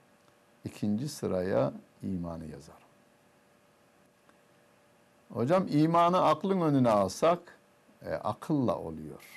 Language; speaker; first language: Turkish; native; Turkish